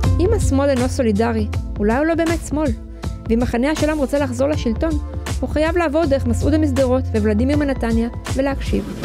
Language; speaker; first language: Hebrew; early bilingual, other home language; Russian